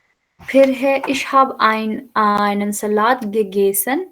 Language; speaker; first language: German; non-native, fluent; Urdu